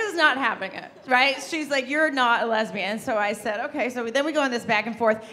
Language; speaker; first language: English; native; English